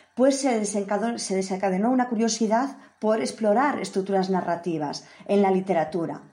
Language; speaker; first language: Spanish; native; Spanish